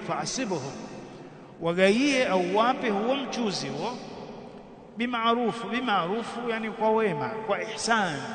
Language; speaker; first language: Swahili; native; Swahili